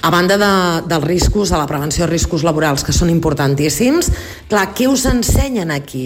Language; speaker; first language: Catalan; native; Catalan